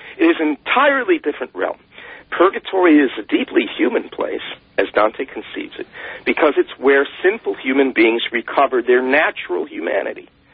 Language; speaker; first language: English; native; English